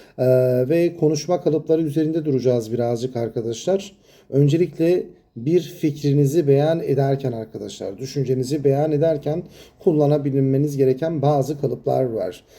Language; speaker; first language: Turkish; native; Turkish